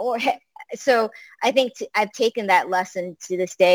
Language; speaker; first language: English; early bilingual, other home language; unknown